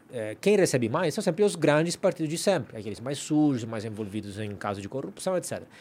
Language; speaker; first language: Portuguese; non-native, fluent; Italian